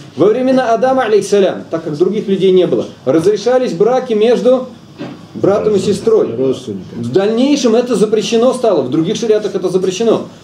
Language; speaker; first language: Russian; native; Russian